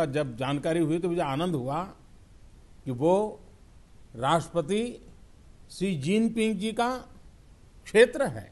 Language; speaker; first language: Hindi; non-native, local second language; Gujarati